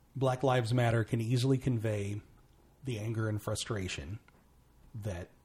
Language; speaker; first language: English; native; English